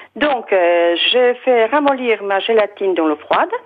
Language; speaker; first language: French; non-native, fluent; Polish